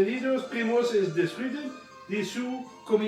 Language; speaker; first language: Spanish; non-native, learner; French